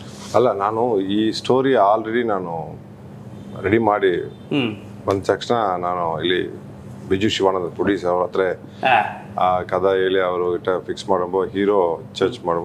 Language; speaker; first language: Kannada; non-native, learner; Tamil